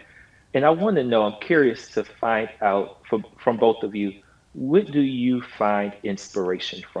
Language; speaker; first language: English; native; English